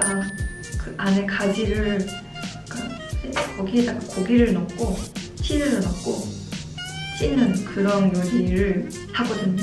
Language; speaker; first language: Korean; non-native, fluent; Japanese